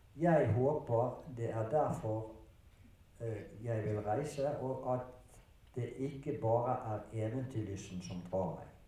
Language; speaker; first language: Norwegian; early bilingual, other home language; German